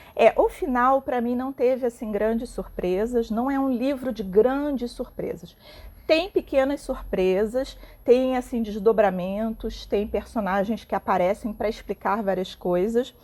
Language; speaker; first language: Portuguese; native; Portuguese